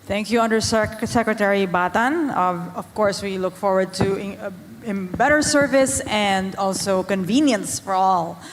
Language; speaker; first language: English; non-native, local second language; Filipino